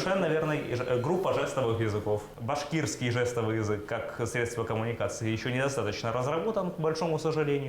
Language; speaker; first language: Russian; native; Russian